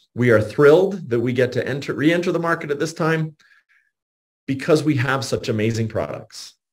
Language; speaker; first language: English; native; English